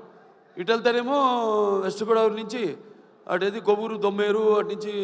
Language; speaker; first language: Telugu; native; Telugu